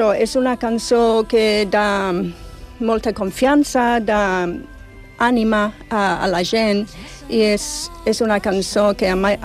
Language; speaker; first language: Catalan; non-native, fluent; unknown